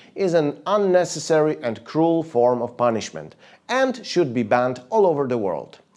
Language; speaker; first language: English; non-native, fluent; Polish